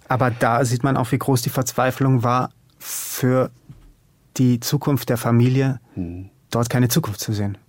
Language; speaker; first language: German; early bilingual, other home language; Hungarian